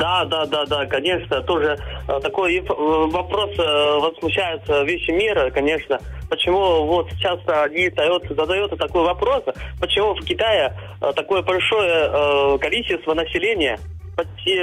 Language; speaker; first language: Russian; non-native, fluent; Chinese